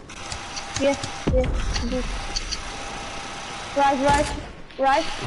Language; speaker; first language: English; non-native, learner; Slovak